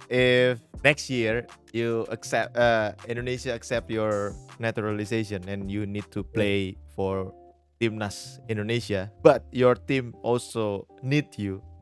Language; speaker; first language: English; non-native, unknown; Indonesian